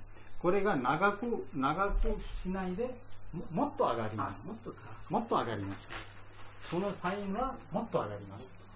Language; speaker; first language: Japanese; non-native, learner; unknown